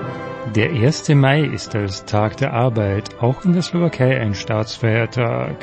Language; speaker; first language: German; native; German